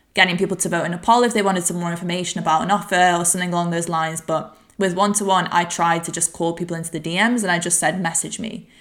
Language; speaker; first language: English; native; English